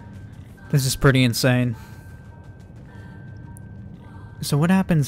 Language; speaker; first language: English; native; English